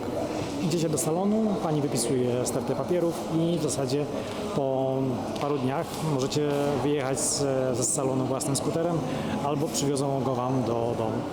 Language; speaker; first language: Polish; native; Polish